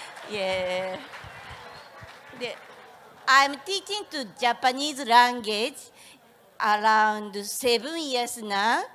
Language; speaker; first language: English; non-native, learner; Japanese